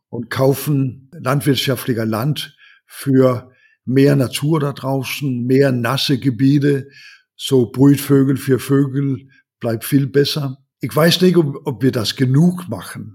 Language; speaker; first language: German; non-native, learner; Danish